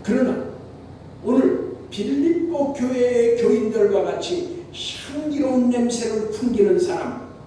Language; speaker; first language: Korean; native; Korean